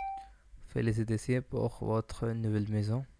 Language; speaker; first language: French; non-native, learner; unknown